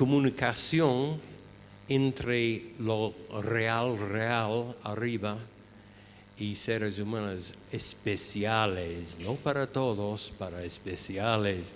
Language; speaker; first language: Spanish; non-native, fluent; English